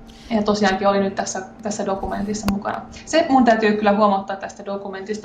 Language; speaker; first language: Finnish; native; Finnish